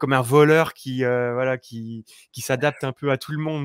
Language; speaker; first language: French; native; French